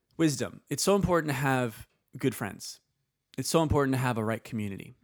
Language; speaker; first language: English; early bilingual, other home language; Icelandic